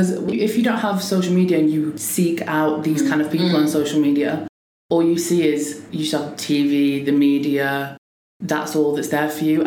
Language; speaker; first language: English; native; English